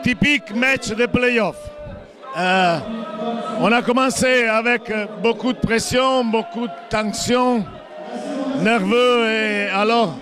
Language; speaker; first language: French; non-native, fluent; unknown